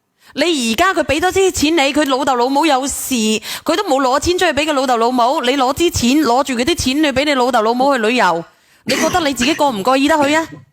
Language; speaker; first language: Cantonese; native; Cantonese